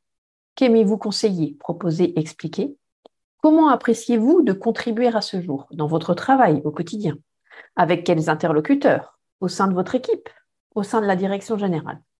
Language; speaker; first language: French; native; French